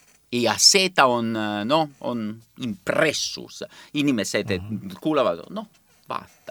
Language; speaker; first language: Estonian; non-native, learner; Italian